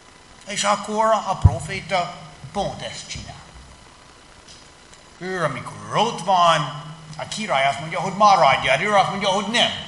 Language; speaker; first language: Hungarian; non-native, fluent; English